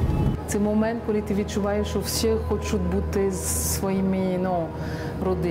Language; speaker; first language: Ukrainian; non-native, fluent; French